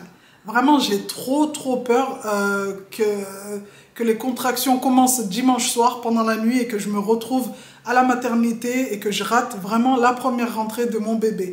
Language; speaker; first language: French; non-native, local second language; Comorian